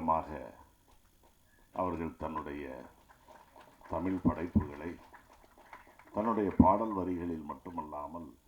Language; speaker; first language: Tamil; native; Tamil